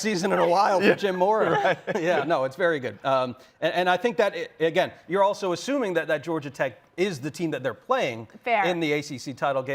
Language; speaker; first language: English; native; English